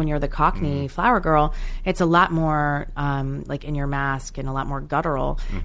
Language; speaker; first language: English; native; English